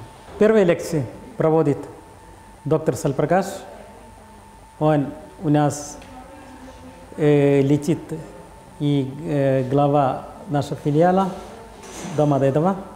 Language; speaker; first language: Russian; non-native, learner; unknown